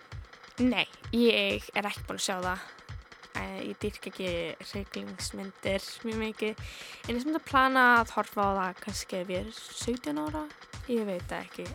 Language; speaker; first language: Icelandic; early bilingual, heritage; Icelandic